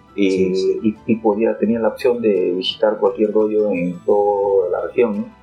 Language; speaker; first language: Spanish; native; Spanish